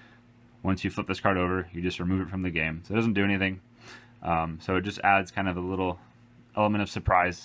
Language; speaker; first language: English; native; English